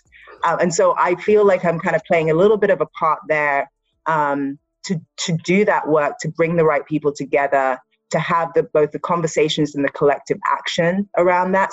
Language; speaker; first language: English; native; English